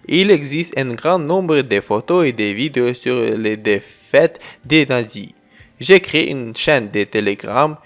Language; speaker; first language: French; non-native, learner; Ukrainian